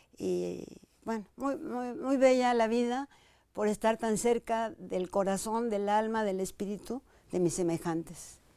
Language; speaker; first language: Spanish; native; Spanish